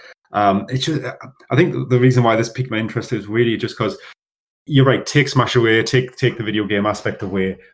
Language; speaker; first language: English; native; English